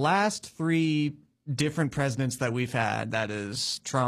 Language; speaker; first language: English; native; English